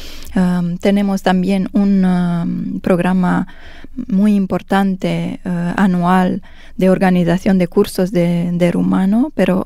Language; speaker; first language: Spanish; non-native, fluent; Romanian